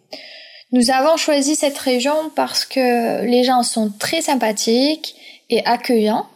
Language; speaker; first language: French; early bilingual, other home language; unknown